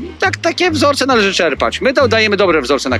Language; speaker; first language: Polish; native; Polish